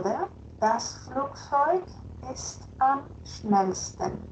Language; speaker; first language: German; non-native, fluent; Spanish